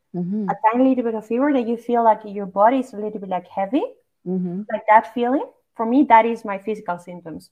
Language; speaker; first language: English; non-native, fluent; Basque